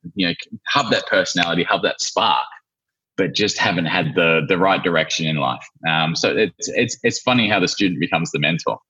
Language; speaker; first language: English; native; English